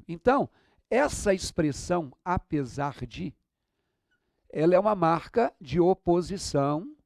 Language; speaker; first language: Portuguese; native; Portuguese